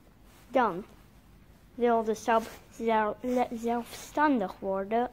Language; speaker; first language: Dutch; non-native, learner; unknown